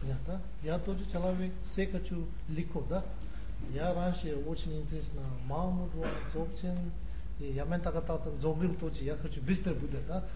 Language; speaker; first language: Russian; non-native, learner; Tibetan